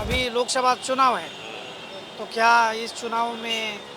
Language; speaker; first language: Hindi; non-native, local second language; Marathi